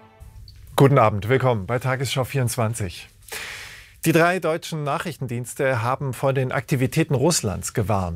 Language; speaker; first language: German; native; German